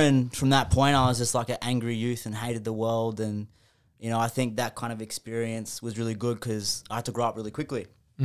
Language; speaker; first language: English; native; English